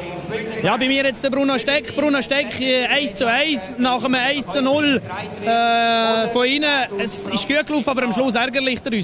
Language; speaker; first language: German; native; German